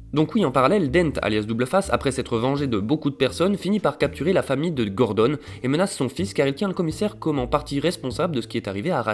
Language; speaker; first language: French; native; French